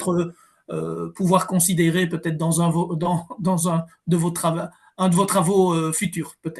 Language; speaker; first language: French; native; French